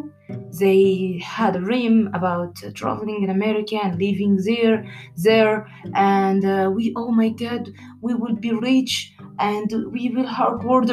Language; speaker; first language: English; non-native, learner; Arabic